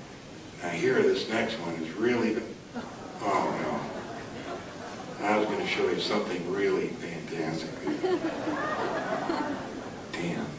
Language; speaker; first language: English; native; English